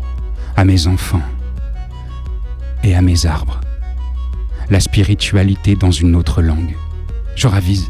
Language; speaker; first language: French; native; French